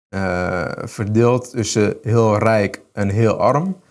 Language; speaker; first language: Dutch; early bilingual, other home language; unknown